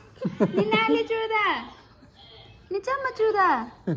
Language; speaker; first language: Chinese; non-native, learner; Nepali